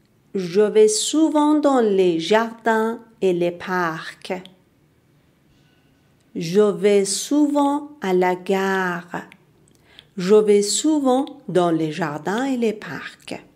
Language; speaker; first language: French; non-native, fluent; Persian